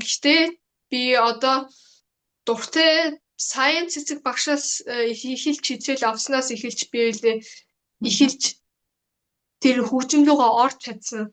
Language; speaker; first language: Mongolian; early bilingual, heritage; Mongolian